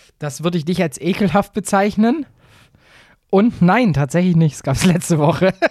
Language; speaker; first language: German; native; German